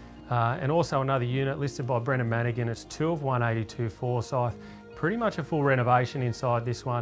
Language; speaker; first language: English; native; English